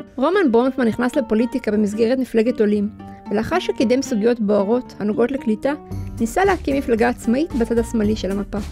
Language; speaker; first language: Hebrew; early bilingual, other home language; Russian